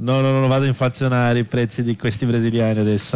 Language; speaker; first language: Italian; non-native, fluent; Portuguese